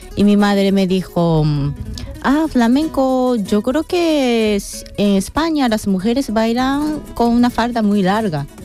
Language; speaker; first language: Spanish; non-native, fluent; Japanese